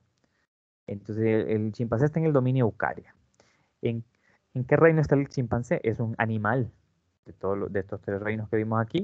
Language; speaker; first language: Spanish; native; Spanish